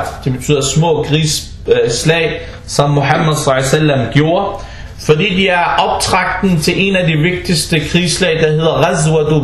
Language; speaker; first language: Danish; non-native, fluent; Arabic